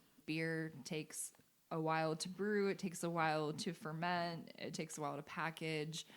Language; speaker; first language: English; native; English